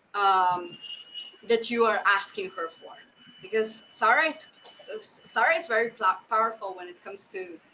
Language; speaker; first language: English; non-native, fluent; Slovenian